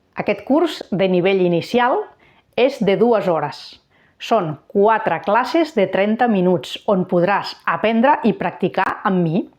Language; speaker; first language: Catalan; native; Catalan